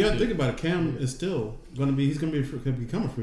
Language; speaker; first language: English; native; English